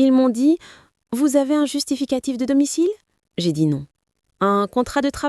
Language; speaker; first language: French; non-native, fluent; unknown